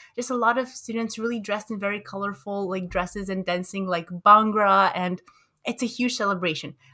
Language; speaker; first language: English; early bilingual, other home language; Romanian